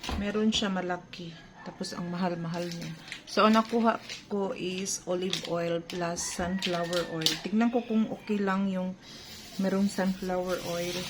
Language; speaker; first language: Filipino; non-native, local second language; Cebuano